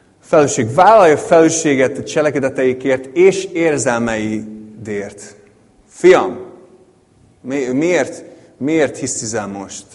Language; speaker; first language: Hungarian; non-native, fluent; English